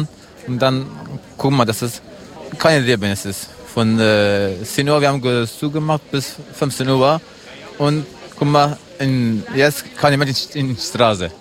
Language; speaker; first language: German; non-native, learner; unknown